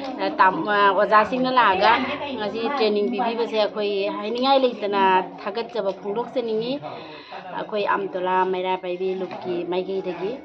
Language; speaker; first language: Manipuri; native; Manipuri